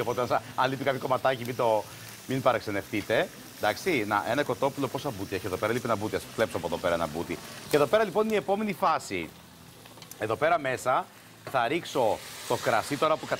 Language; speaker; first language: Greek; native; Greek